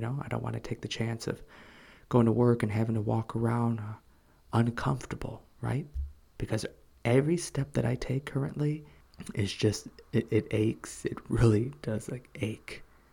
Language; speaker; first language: English; native; English